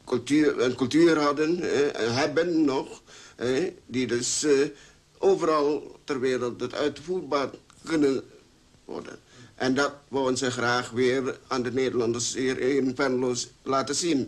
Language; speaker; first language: Dutch; early bilingual, other home language; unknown